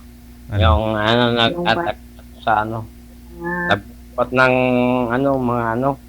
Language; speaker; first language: Filipino; non-native, local second language; Cebuano